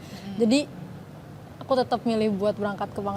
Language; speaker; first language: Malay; non-native, local second language; Sundanese